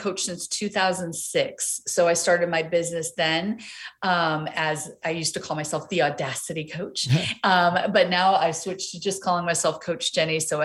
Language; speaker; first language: English; native; English